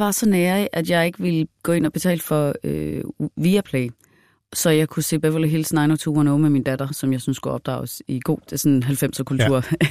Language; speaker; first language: Danish; native; Danish